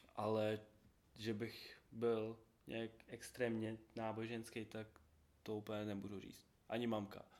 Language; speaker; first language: Czech; non-native, fluent; Ukrainian